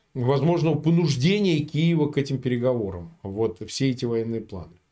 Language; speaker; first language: Russian; native; Russian